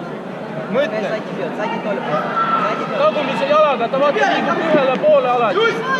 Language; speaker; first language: Estonian; non-native, local second language; Russian